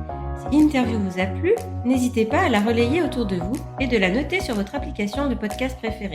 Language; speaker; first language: French; native; French